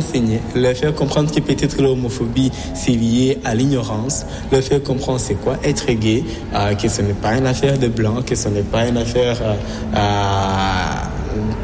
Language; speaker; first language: French; non-native, local second language; Kinyarwanda